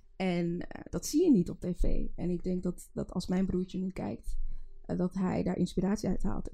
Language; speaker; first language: Dutch; early bilingual, other home language; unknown